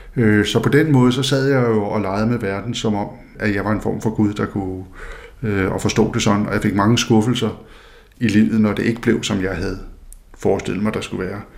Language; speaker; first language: Danish; non-native, local second language; Faroese